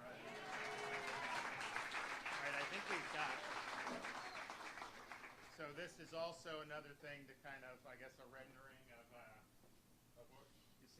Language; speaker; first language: English; native; English